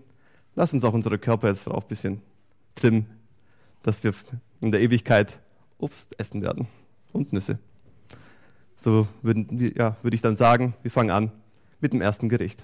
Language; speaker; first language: German; native; German